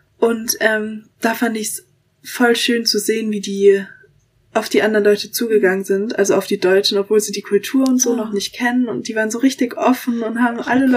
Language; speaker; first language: German; native; German